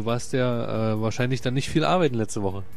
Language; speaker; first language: German; native; German